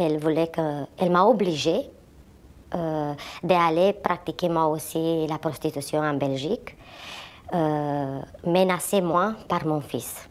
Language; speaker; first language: French; non-native, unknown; Romanian